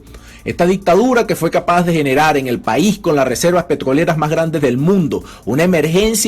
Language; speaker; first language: Spanish; native; Spanish